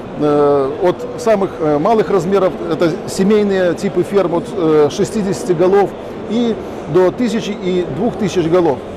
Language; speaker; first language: Russian; native; Russian